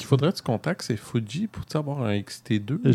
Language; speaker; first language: French; native; French